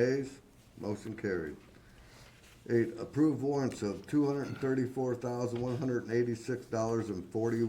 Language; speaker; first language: English; native; English